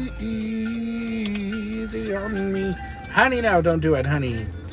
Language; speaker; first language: English; early bilingual, other home language; Spanish